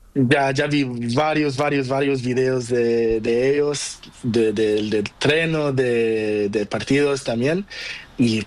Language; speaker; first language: Spanish; non-native, learner; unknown